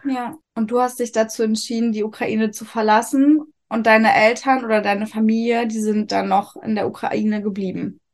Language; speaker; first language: German; native; German